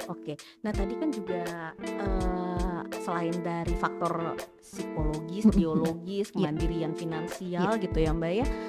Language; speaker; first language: Indonesian; native; Indonesian